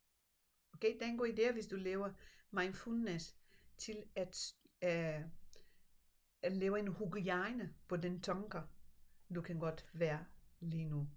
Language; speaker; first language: Danish; non-native, fluent; Portuguese